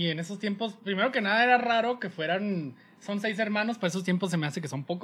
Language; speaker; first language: Spanish; native; Spanish